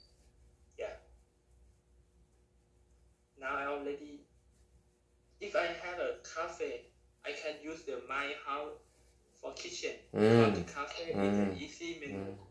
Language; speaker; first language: English; non-native, learner; Thai